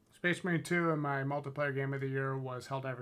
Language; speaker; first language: English; native; English